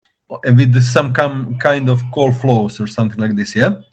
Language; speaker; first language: English; non-native, learner; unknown